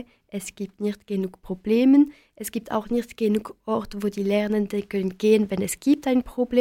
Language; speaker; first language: German; non-native, local second language; French